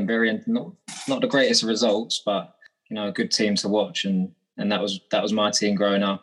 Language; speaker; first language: English; native; English